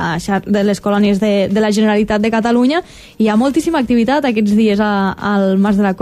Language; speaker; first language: Catalan; native; Catalan